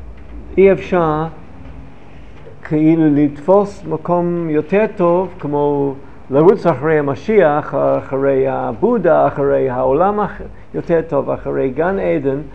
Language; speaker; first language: Hebrew; non-native, fluent; English